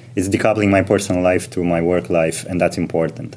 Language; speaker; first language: English; non-native, fluent; Romanian